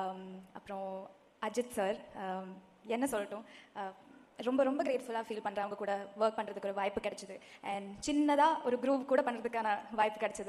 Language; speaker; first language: Tamil; non-native, fluent; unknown